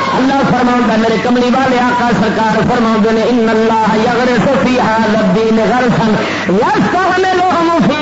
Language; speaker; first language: Urdu; native; Urdu